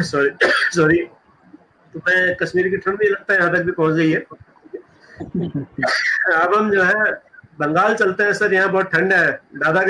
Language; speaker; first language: Hindi; native; Hindi